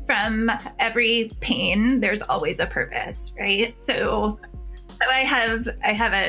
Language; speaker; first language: English; native; English